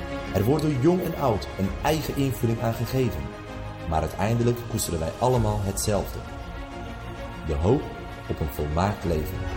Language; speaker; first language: Dutch; native; Dutch